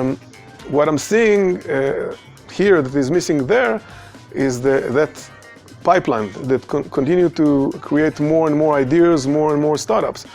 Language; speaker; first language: English; non-native, fluent; Hebrew